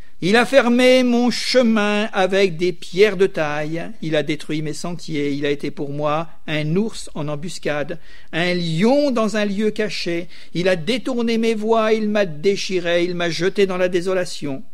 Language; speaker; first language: French; native; French